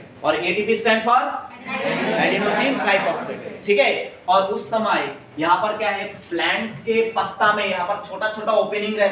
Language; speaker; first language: Hindi; non-native, local second language; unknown